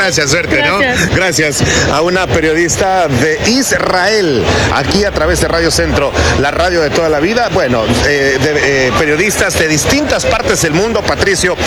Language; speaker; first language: Spanish; native; Spanish